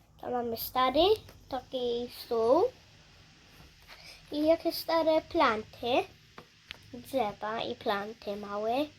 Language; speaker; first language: Polish; early bilingual, heritage; Polish